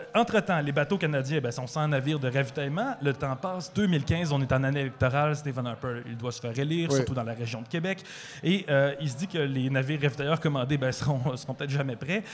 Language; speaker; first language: French; native; French